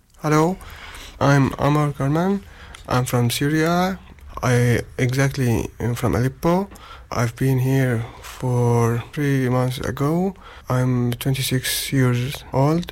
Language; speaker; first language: English; non-native, learner; Arabic